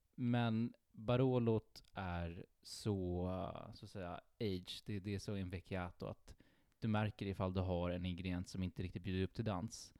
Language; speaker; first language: Swedish; early bilingual, other home language; Italian